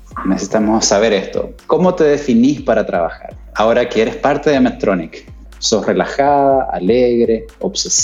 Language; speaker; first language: Spanish; native; Spanish